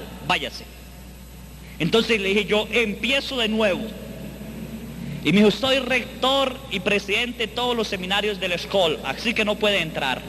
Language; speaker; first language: Spanish; native; Spanish